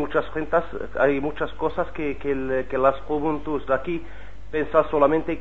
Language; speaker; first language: Spanish; non-native, learner; Arabic